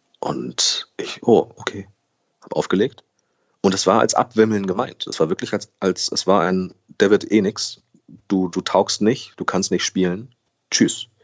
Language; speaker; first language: German; early bilingual, other home language; Portuguese